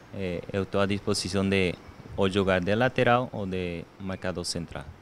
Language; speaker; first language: Portuguese; non-native, learner; Spanish